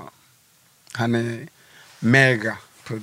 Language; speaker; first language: Swedish; early bilingual, other home language; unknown